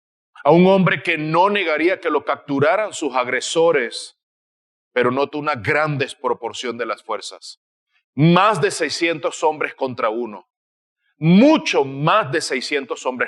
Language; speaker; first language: Spanish; native; Spanish